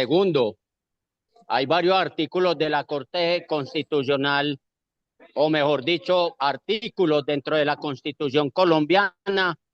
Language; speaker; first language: Spanish; native; Spanish